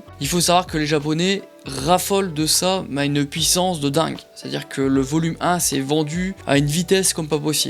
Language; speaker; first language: French; native; French